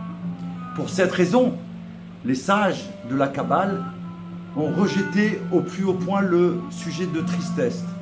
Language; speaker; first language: French; native; French